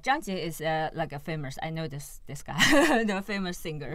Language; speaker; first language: English; non-native, fluent; Chinese